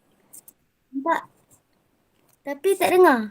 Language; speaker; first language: Indonesian; non-native, learner; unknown